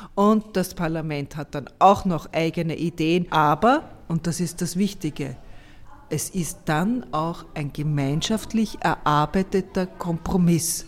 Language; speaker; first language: German; native; German